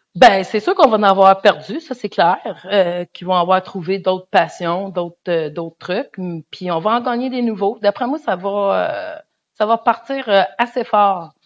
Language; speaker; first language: French; native; French